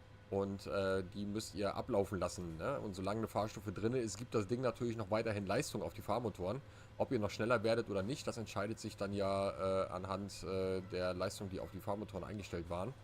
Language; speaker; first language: German; native; German